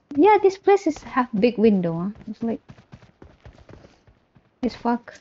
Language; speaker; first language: English; non-native, learner; Indonesian